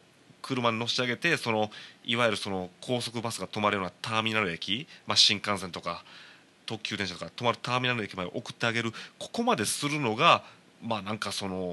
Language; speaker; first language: Japanese; native; Japanese